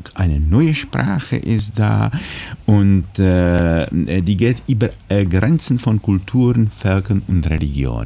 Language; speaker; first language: German; non-native, fluent; Czech